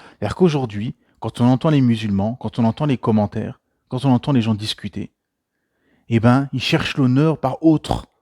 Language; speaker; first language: French; native; French